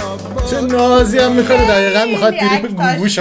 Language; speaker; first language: Persian; native; Persian